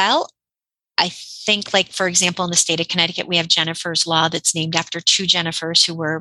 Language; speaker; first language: English; native; English